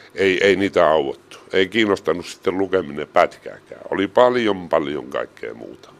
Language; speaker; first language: Finnish; native; Finnish